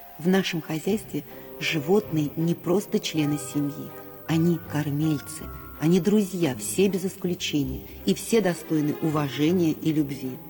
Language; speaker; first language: Russian; native; Russian